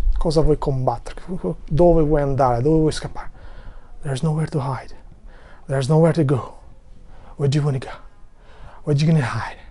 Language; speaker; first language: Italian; non-native, fluent; Albanian